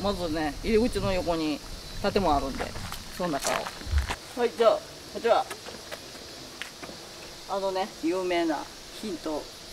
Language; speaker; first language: Japanese; native; Japanese